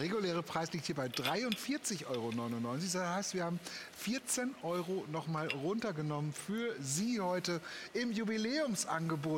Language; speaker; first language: German; native; German